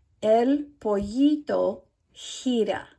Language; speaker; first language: Spanish; non-native, fluent; English